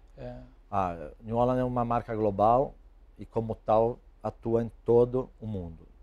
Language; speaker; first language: Portuguese; non-native, fluent; Italian